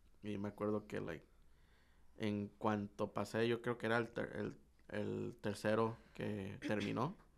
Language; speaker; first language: Spanish; early bilingual, heritage; Spanish